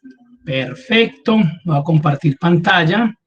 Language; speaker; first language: Spanish; native; Spanish